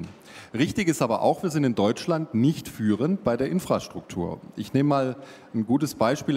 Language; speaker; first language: German; native; German